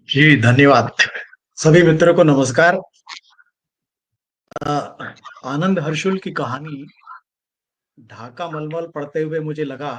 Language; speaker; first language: Hindi; native; Hindi